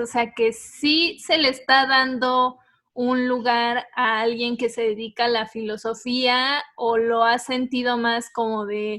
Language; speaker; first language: Spanish; native; Spanish